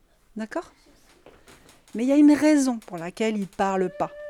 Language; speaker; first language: French; native; French